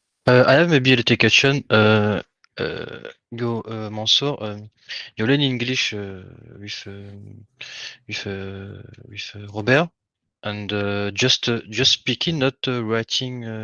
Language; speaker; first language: English; non-native, learner; French